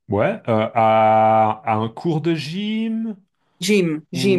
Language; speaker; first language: French; native; French